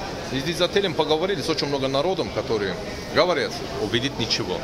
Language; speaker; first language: Russian; non-native, learner; Turkish